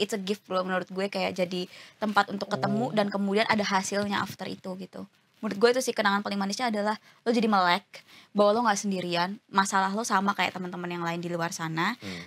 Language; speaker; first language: Indonesian; native; Indonesian